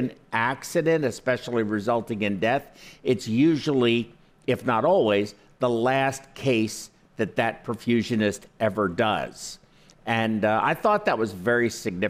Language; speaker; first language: English; native; English